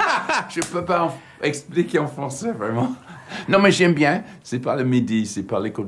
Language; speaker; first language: French; non-native, learner; English